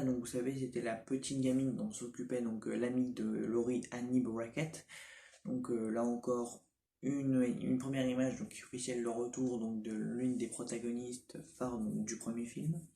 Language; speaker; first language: French; native; French